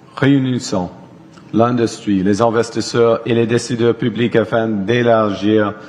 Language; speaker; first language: French; non-native, local second language; English